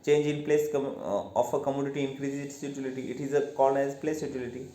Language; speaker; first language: English; non-native, local second language; Marathi